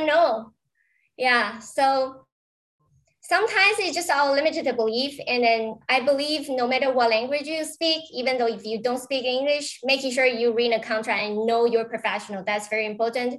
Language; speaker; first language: English; non-native, fluent; Chinese